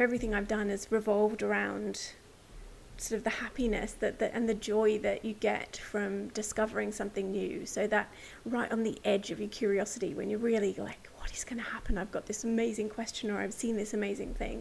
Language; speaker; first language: English; native; English